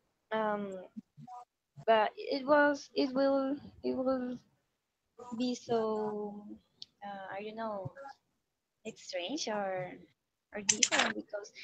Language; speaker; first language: English; non-native, learner; Spanish